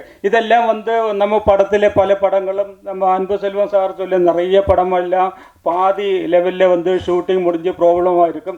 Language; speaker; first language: Tamil; non-native, learner; Malayalam